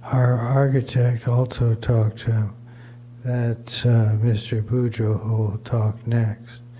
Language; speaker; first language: English; native; English